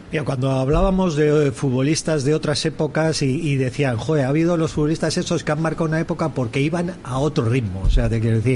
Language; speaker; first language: Spanish; native; Spanish